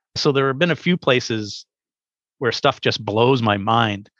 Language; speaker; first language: English; native; English